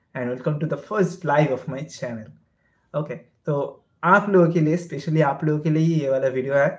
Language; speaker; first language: Hindi; non-native, local second language; Bangla